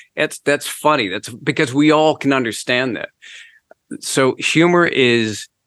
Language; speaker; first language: English; native; English